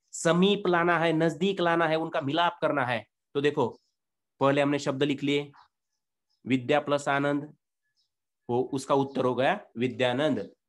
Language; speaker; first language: Hindi; non-native, local second language; Marathi